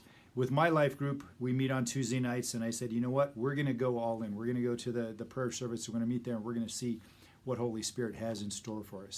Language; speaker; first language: English; native; English